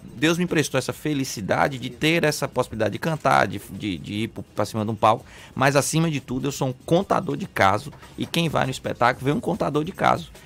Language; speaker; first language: Portuguese; native; Portuguese